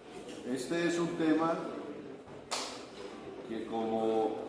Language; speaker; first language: Spanish; native; Spanish